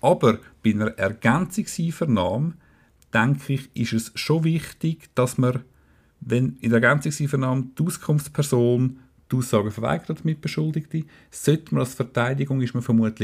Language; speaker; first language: German; native; German